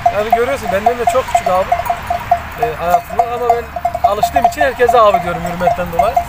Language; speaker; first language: Turkish; native; Turkish